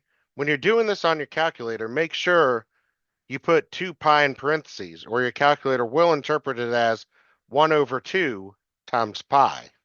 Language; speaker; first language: English; native; English